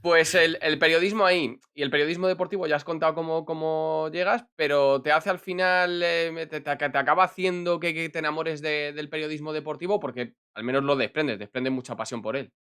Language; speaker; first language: Spanish; native; Spanish